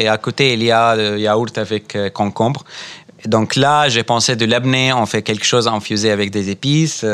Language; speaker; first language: French; non-native, fluent; Arabic